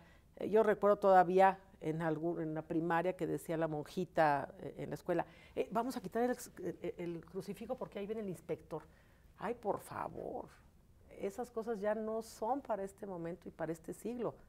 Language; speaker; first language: Spanish; native; Spanish